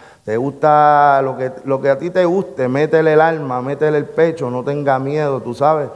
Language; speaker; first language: Spanish; native; Spanish